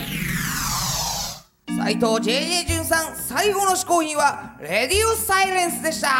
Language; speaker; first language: Japanese; native; Japanese